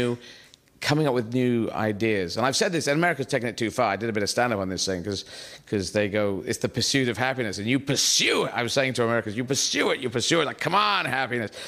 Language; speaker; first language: English; native; English